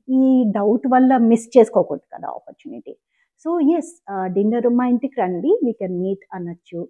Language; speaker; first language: Telugu; native; Telugu